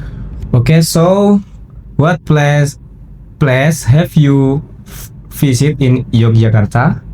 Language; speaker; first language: English; non-native, learner; Indonesian